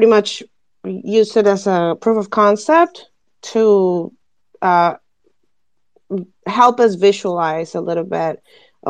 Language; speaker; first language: English; non-native, fluent; Spanish